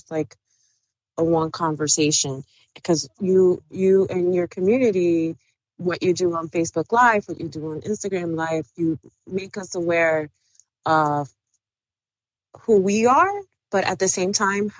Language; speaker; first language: English; early bilingual, other home language; Spanish